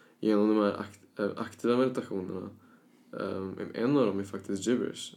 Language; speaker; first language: Swedish; early bilingual, other home language; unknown